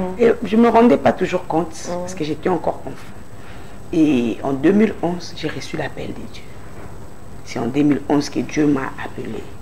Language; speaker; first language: French; non-native, local second language; Lingala